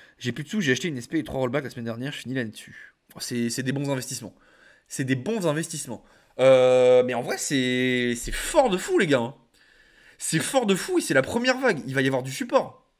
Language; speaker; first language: French; native; French